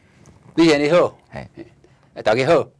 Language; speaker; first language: Chinese; non-native, local second language; Min Nan Chinese